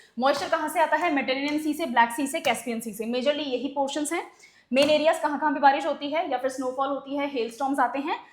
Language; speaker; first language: Hindi; native; Hindi